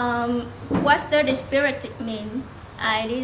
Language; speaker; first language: English; non-native, learner; Vietnamese